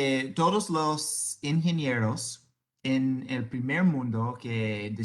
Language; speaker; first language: Spanish; non-native, fluent; English